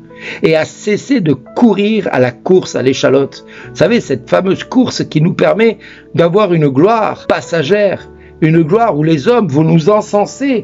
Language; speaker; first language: French; native; French